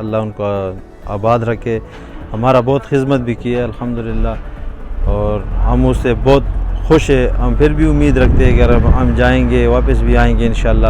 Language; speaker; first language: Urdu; early bilingual, other home language; Pashto